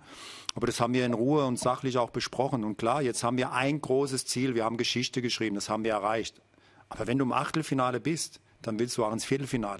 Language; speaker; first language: German; native; German